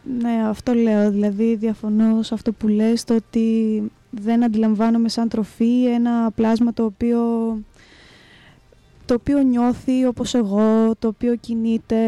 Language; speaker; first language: Greek; native; Greek